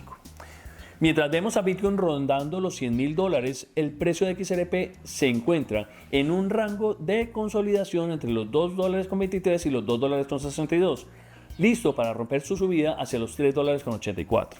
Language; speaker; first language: Spanish; native; Spanish